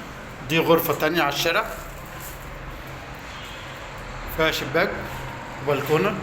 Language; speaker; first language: Arabic; native; Arabic